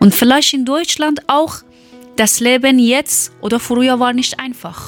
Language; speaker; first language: German; non-native, learner; Persian